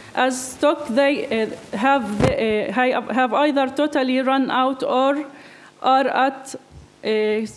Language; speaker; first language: English; non-native, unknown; Arabic